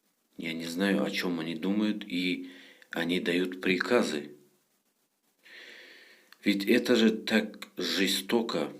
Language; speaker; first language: Russian; non-native, fluent; Tajik